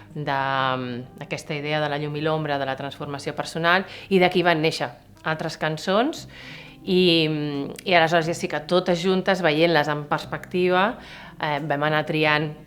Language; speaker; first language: Catalan; native; Catalan